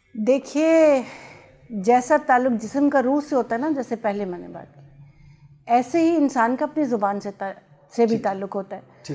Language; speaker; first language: Urdu; non-native, local second language; Punjabi